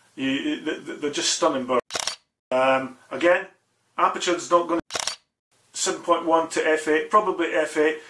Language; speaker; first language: English; native; English